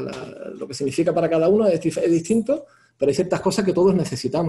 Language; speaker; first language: Spanish; native; Spanish